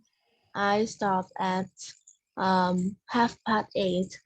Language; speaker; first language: English; non-native, learner; Vietnamese